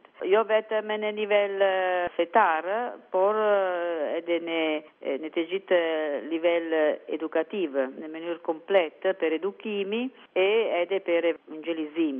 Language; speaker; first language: Albanian; non-native, learner; Italian